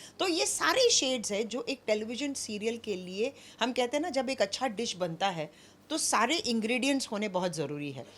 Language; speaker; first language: Hindi; non-native, local second language; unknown